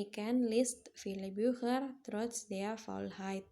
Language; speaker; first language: German; non-native, fluent; Indonesian